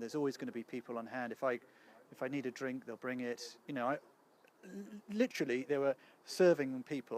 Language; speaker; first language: English; native; English